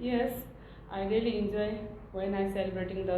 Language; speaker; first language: English; non-native, learner; Nepali